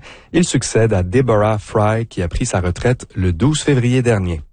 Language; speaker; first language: French; native; French